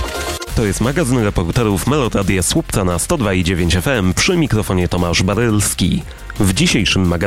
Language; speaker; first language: Polish; native; Polish